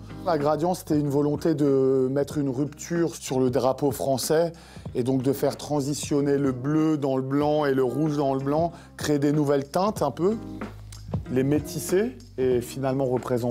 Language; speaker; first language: French; native; French